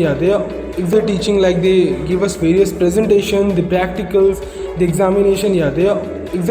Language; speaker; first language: English; non-native, local second language; Gujarati